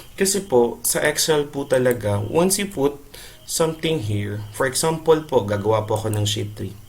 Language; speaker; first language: Filipino; non-native, local second language; Cebuano